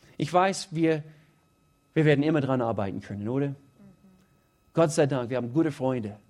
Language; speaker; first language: German; non-native, fluent; English